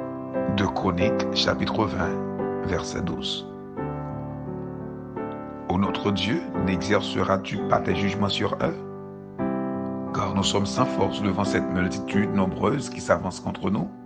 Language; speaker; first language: French; non-native, local second language; Haitian Creole